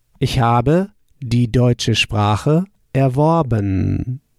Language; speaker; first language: German; non-native, fluent; English